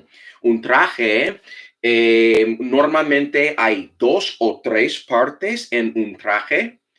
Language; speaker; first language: Spanish; non-native, fluent; English